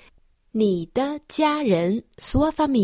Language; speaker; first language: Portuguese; non-native, fluent; Chinese